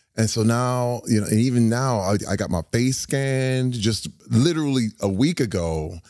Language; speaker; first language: English; native; English